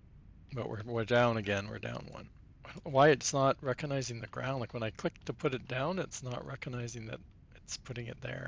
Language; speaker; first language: English; native; English